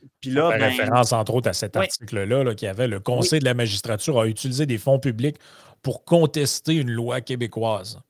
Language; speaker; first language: French; native; French